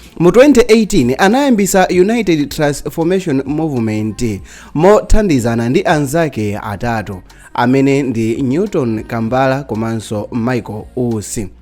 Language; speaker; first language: Nyanja; native; Nyanja